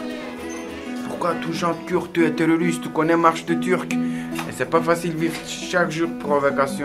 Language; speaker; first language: French; non-native, learner; Kurdish